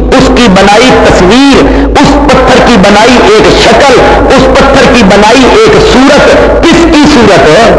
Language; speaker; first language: Urdu; non-native, local second language; Punjabi